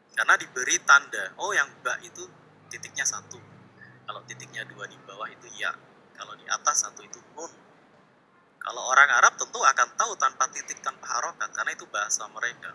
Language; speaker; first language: Indonesian; native; Indonesian